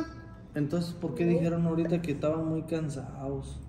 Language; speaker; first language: Spanish; native; Spanish